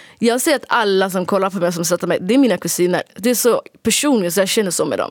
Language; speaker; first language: Swedish; early bilingual, other home language; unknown